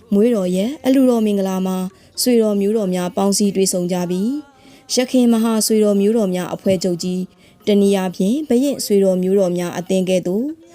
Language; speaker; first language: Burmese; native; Burmese